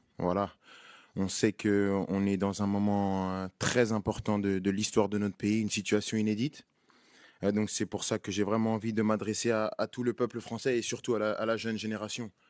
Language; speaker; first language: French; native; French